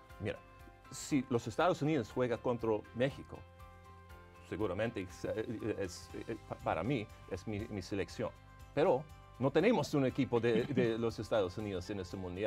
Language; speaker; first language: Spanish; non-native, fluent; English